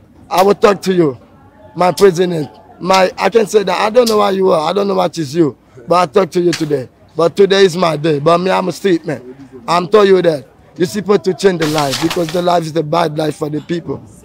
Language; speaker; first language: English; non-native, learner; Haitian Creole